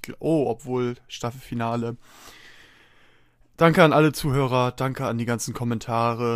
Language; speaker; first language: German; native; German